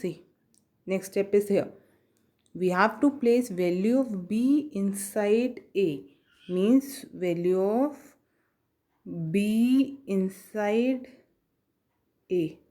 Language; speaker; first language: English; non-native, local second language; Hindi